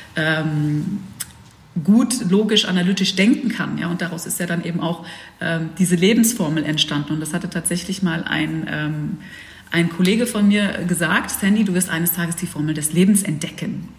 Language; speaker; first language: German; early bilingual, other home language; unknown